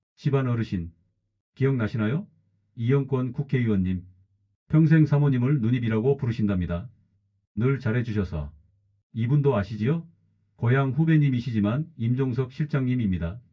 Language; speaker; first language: Korean; native; Korean